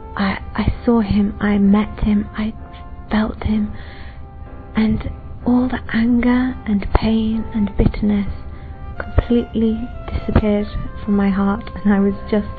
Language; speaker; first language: English; native; English